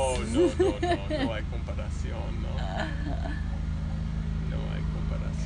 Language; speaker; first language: Spanish; non-native, fluent; English